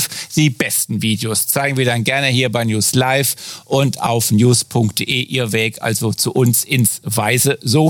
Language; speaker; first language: German; native; German